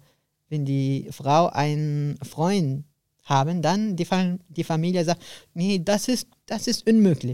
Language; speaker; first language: German; non-native, learner; Arabic